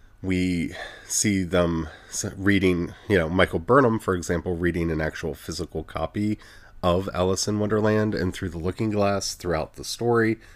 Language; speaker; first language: English; native; English